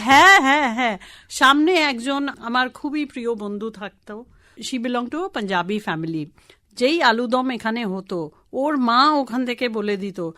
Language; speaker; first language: Bangla; non-native, local second language; Tamil